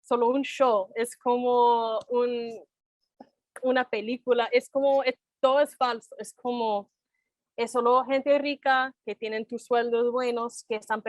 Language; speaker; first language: Spanish; non-native, fluent; English